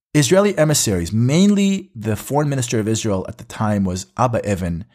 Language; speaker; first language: English; early bilingual, other home language; Hebrew